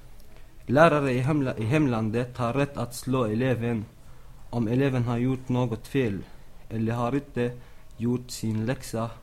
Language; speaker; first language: Swedish; non-native, learner; Arabic